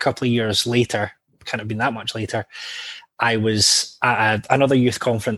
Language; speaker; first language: English; native; English